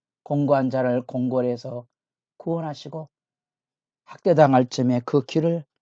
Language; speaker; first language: Korean; native; Korean